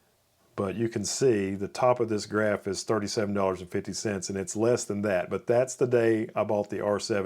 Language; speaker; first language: English; native; English